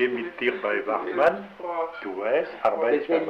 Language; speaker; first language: German; non-native, learner; French